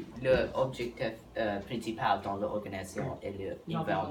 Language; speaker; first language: French; non-native, learner; English